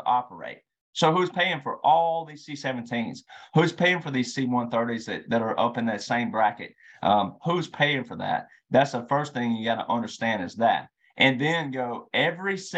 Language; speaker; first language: English; native; English